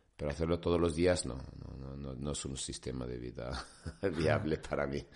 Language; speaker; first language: Spanish; non-native, fluent; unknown